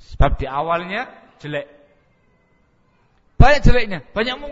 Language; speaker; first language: Indonesian; native; Indonesian